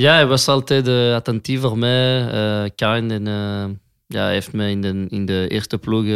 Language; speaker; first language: Dutch; non-native, local second language; French